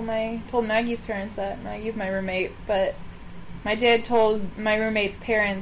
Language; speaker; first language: English; native; English